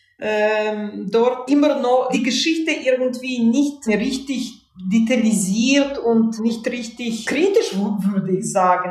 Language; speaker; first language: German; non-native, fluent; Russian